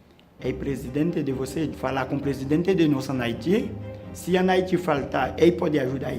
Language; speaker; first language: Portuguese; non-native, learner; Haitian Creole